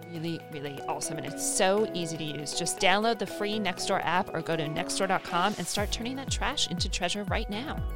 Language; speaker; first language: English; native; English